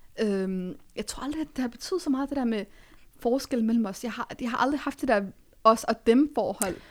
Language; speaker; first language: Danish; early bilingual, other home language; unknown